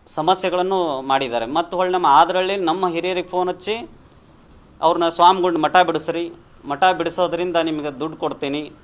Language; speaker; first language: Kannada; non-native, local second language; Lambadi